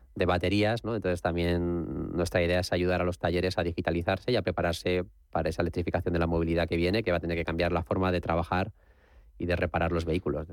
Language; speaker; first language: Spanish; native; Spanish